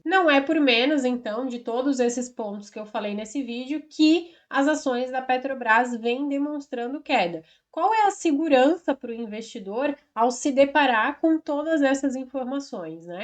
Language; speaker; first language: Portuguese; native; Portuguese